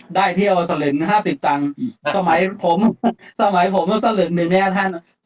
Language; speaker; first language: Thai; native; Thai